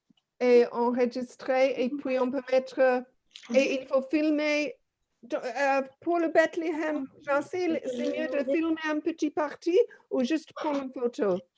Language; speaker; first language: French; non-native, fluent; English